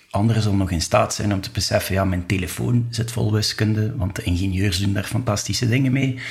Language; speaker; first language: Dutch; native; Dutch